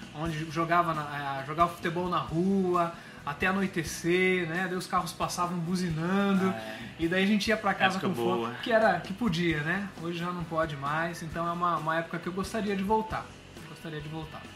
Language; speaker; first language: Portuguese; native; Portuguese